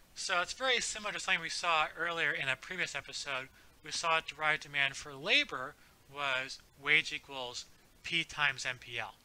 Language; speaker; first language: English; native; English